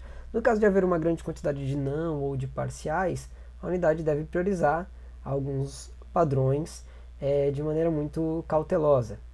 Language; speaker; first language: Portuguese; native; Portuguese